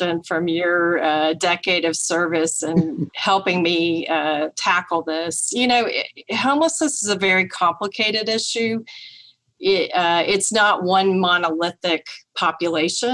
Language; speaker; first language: English; native; English